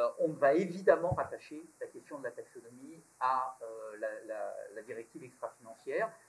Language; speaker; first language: French; native; French